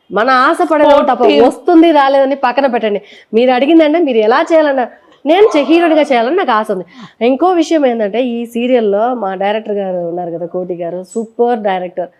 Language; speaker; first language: Telugu; native; Telugu